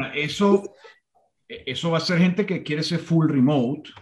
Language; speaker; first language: Spanish; native; Spanish